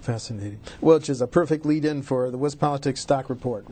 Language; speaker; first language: English; native; English